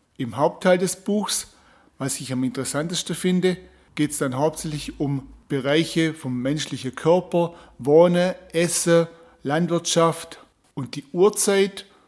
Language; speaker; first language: German; native; German